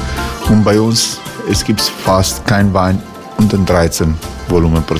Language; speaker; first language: German; non-native, learner; Croatian